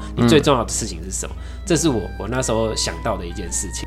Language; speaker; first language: Chinese; native; Chinese